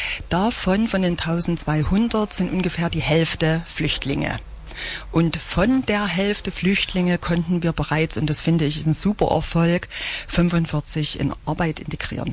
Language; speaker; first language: German; native; German